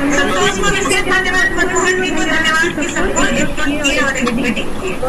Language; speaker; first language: Hindi; native; Hindi